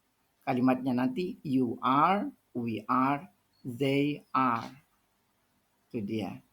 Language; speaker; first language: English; non-native, fluent; Indonesian